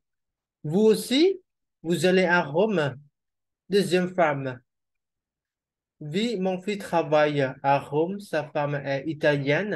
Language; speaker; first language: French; non-native, learner; Khmer